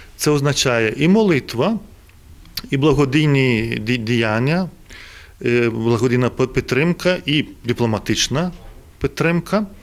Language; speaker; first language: Ukrainian; non-native, fluent; Lithuanian